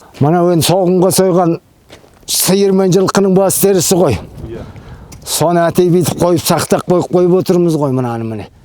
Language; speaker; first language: Kazakh; native; Kazakh